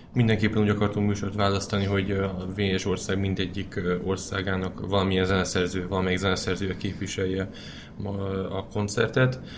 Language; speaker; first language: Hungarian; native; Hungarian